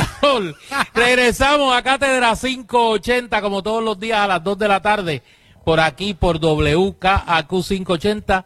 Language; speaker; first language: Spanish; native; Spanish